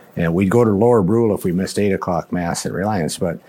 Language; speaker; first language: English; native; English